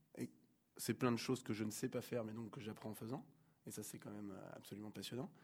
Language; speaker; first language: French; native; French